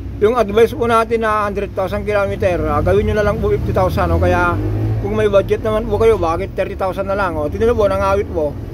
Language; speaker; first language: Filipino; native; Filipino